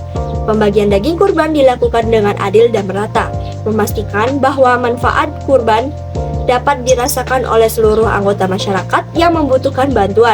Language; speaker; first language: Indonesian; native; Indonesian